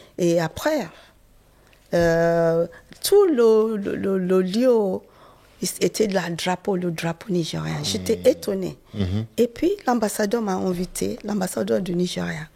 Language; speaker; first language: French; non-native, fluent; Yoruba